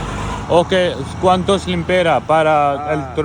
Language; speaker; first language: Spanish; non-native, learner; Hindi